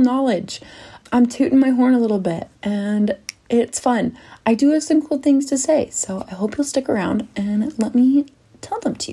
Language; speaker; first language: English; native; English